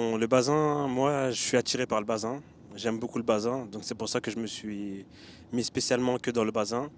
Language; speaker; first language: French; early bilingual, other home language; Bambara